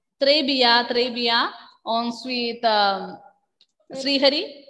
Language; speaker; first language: French; non-native, fluent; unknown